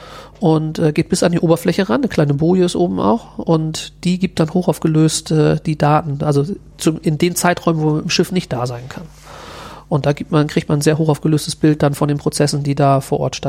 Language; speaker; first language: German; native; German